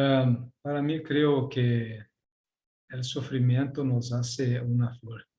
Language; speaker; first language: Spanish; non-native, learner; Portuguese